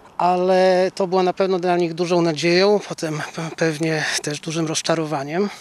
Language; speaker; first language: Polish; native; Polish